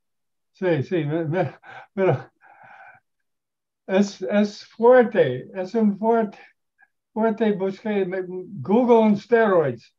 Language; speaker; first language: Spanish; non-native, learner; English